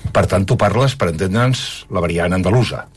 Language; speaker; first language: Catalan; native; Catalan